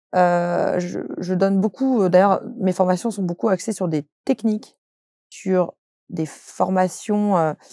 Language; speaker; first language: French; native; French